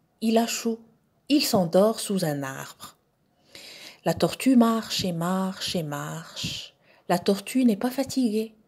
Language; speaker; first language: French; non-native, local second language; Arabic